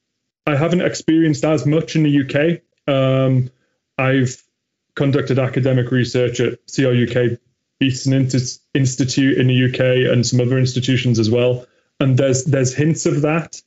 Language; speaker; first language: English; native; English